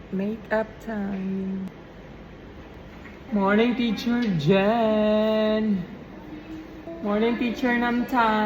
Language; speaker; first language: English; non-native, fluent; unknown